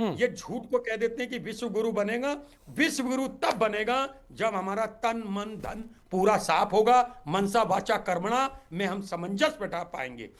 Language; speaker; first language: Hindi; native; Hindi